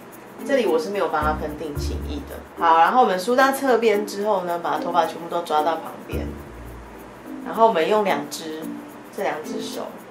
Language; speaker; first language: Chinese; native; Chinese